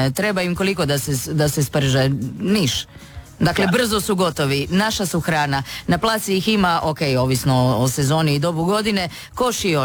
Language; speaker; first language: Serbian; native; Serbian